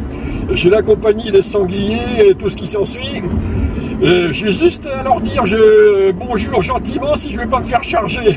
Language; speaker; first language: French; native; French